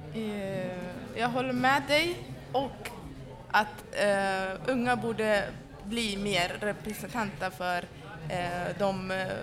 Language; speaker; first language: Swedish; non-native, fluent; Kurdish